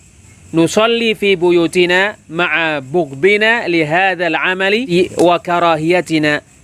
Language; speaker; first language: Arabic; non-native, local second language; Indonesian